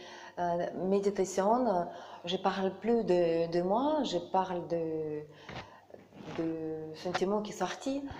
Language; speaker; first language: French; non-native, learner; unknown